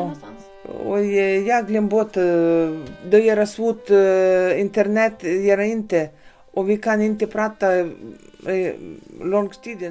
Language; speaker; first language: Swedish; early bilingual, heritage; Swedish